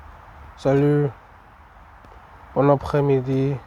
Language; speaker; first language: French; non-native, learner; English